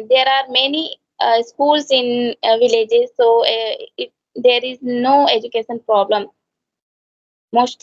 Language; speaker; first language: English; non-native, learner; Hindi